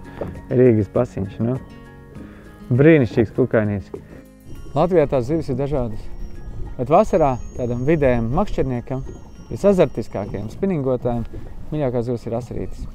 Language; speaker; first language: Latvian; native; Latvian